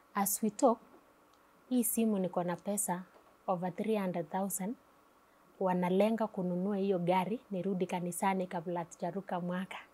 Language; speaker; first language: Swahili; non-native, local second language; Kalaallisut